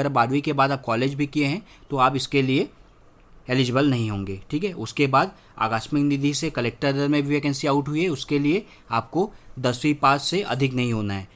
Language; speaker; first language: Hindi; native; Hindi